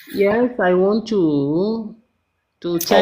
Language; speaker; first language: English; non-native, learner; French